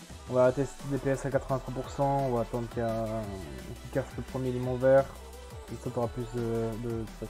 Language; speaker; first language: French; native; French